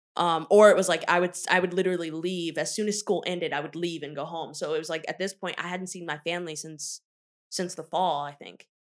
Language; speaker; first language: English; native; English